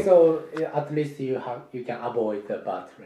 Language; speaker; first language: English; non-native, fluent; Japanese